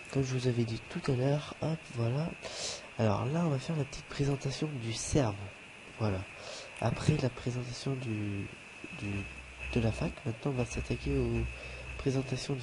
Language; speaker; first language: French; native; French